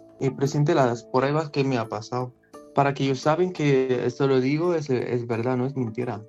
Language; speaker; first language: Spanish; non-native, learner; Arabic